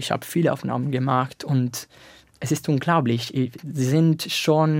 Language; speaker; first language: German; non-native, learner; Italian